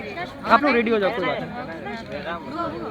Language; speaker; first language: Hindi; native; Hindi